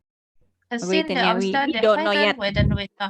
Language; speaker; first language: Dutch; non-native, learner; Indonesian